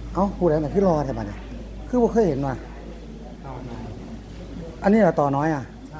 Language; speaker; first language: Thai; native; Thai